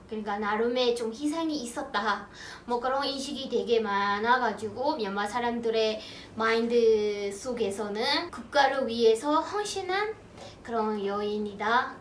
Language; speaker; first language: Korean; non-native, fluent; Burmese